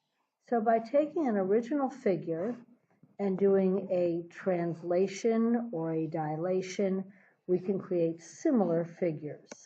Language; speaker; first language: English; native; English